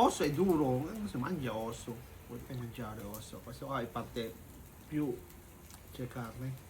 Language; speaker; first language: Italian; non-native, fluent; Filipino